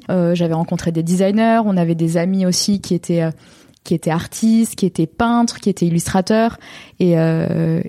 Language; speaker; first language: French; native; French